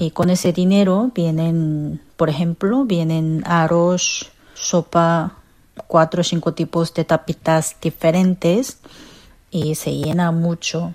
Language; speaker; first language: Spanish; non-native, fluent; Korean